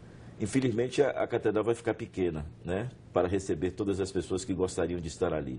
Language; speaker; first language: Portuguese; native; Portuguese